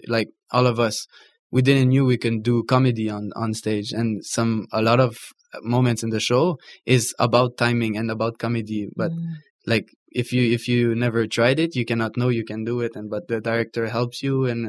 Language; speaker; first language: English; native; English